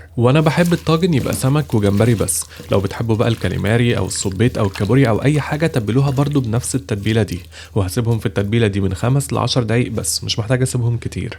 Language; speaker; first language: Arabic; native; Arabic